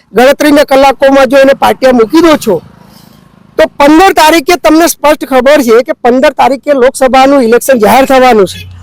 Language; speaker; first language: Gujarati; native; Gujarati